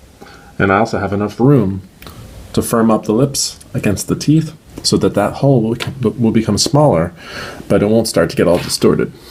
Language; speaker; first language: English; native; English